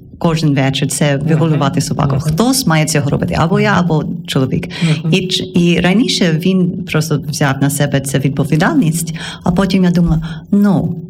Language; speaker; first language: Ukrainian; non-native, learner; English